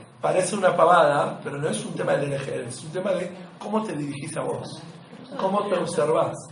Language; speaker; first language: Spanish; native; Spanish